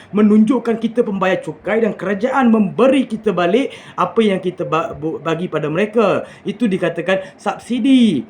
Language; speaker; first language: Malay; non-native, local second language; Tamil